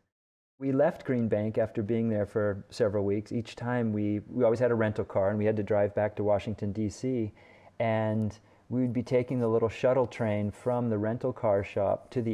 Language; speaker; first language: English; native; English